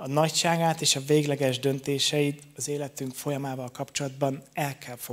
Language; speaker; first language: Hungarian; native; Hungarian